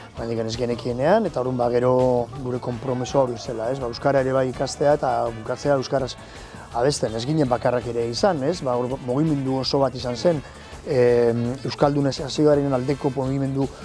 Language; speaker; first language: Basque; non-native, local second language; Spanish